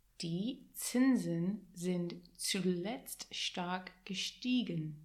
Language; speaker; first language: German; non-native, learner; English